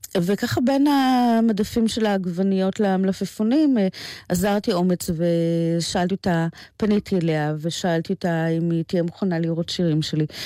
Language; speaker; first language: Hebrew; native; Hebrew